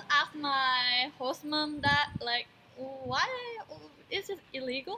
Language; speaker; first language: English; non-native, learner; Thai